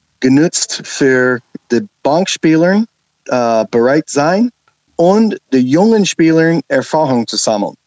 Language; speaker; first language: German; non-native, learner; English